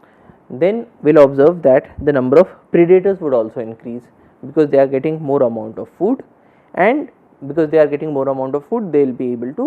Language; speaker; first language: English; non-native, local second language; Hindi